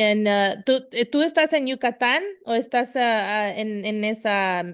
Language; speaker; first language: Spanish; early bilingual, heritage; Spanish